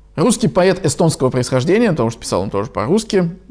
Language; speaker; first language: Russian; native; Russian